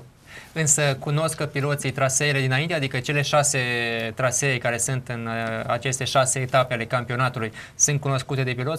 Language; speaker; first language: Romanian; native; Romanian